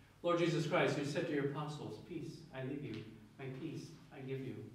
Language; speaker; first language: English; native; English